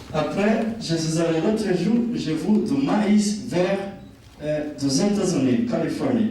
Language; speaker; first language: French; non-native, fluent; Portuguese